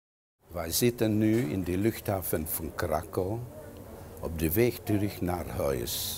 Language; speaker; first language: Dutch; non-native, fluent; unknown